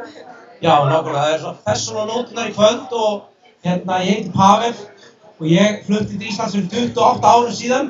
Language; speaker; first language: Icelandic; non-native, fluent; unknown